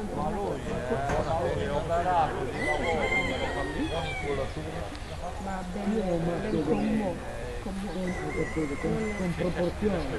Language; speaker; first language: Italian; non-native, learner; Hungarian